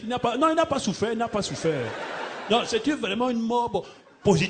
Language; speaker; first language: French; early bilingual, other home language; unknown